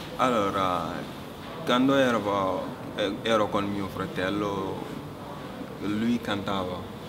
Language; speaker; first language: Italian; non-native, learner; Wolof